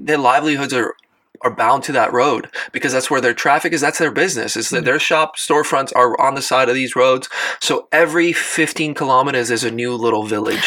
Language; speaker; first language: English; non-native, local second language; Afrikaans